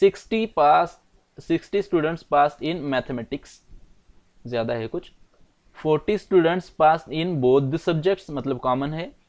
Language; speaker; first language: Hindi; non-native, local second language; Marathi